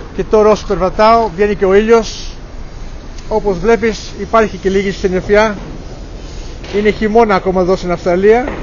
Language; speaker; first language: Greek; early bilingual, heritage; Greek